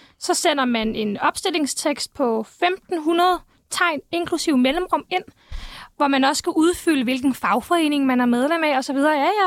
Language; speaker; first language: Danish; early bilingual, other home language; Turkish